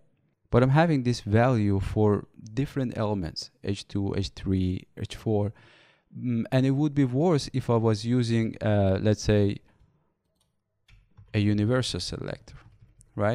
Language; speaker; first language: English; non-native, fluent; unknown